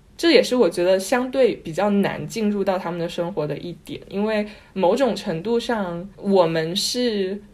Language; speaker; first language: Chinese; non-native, local second language; Cantonese